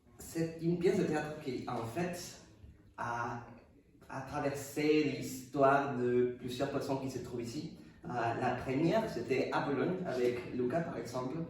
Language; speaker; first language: French; non-native, fluent; Spanish